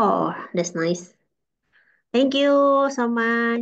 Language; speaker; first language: English; non-native, fluent; Indonesian